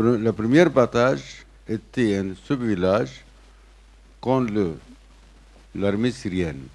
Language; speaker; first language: French; non-native, learner; Arabic